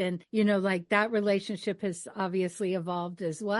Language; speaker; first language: English; native; English